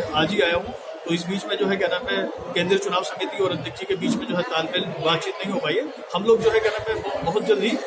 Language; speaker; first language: Hindi; native; Hindi